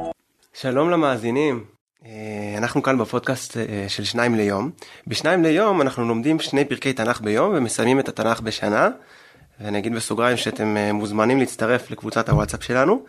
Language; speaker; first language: Hebrew; native; Hebrew